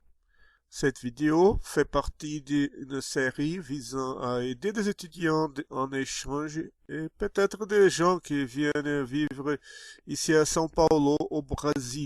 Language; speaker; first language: French; non-native, fluent; Portuguese